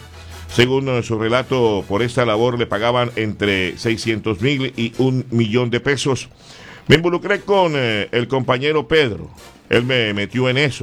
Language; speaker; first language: Spanish; native; Spanish